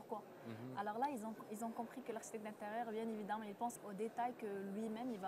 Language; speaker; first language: French; non-native, local second language; Arabic